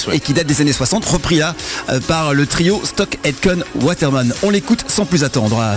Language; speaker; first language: French; native; French